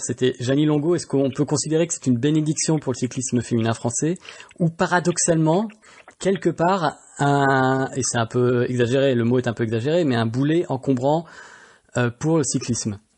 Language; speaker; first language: French; native; French